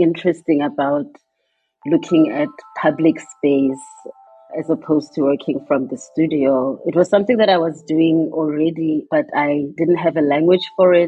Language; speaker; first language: English; non-native, local second language; Tswana